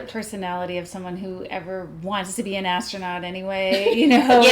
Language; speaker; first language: English; native; English